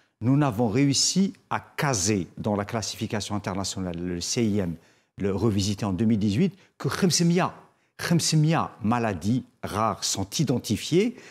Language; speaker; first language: French; non-native, local second language; Arabic